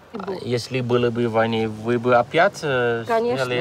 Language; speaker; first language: Russian; non-native, fluent; Dutch